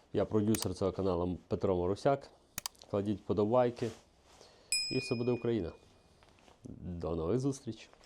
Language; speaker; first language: Ukrainian; native; Ukrainian